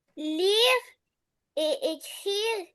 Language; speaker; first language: French; non-native, learner; Arabic